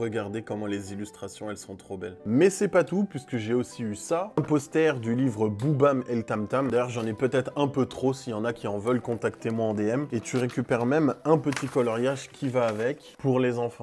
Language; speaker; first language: French; native; French